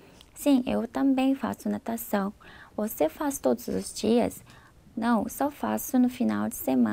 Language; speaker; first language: Portuguese; non-native, fluent; Korean